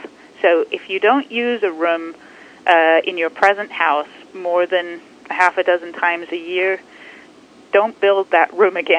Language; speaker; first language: English; native; English